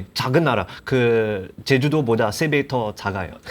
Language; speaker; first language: Korean; non-native, learner; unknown